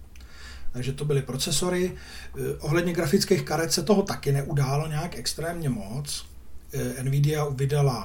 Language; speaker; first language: Czech; native; Czech